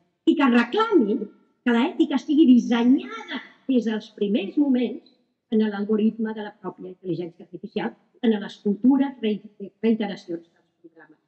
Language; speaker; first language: Catalan; native; Catalan